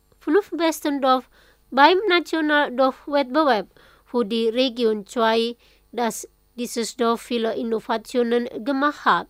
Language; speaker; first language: German; non-native, fluent; Indonesian